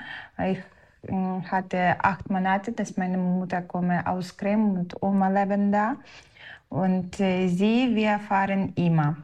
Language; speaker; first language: German; non-native, learner; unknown